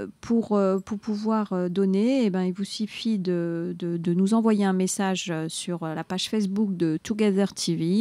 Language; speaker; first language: French; native; French